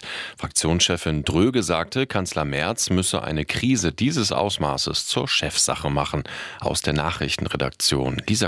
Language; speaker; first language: German; native; German